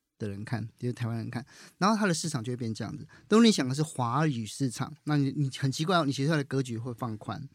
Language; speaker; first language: Chinese; native; Chinese